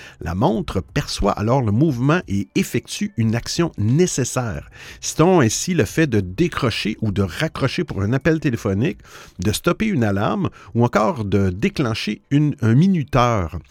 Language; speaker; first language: French; native; French